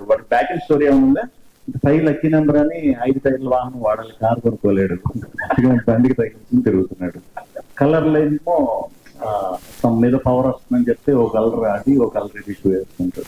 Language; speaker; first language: Telugu; native; Telugu